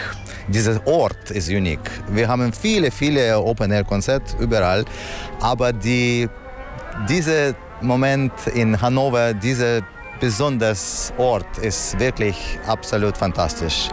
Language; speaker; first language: German; non-native, fluent; Russian